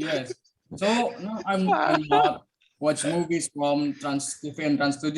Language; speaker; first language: English; non-native, learner; Indonesian